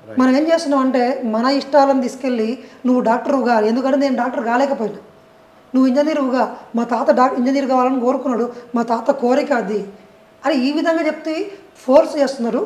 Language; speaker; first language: Telugu; native; Telugu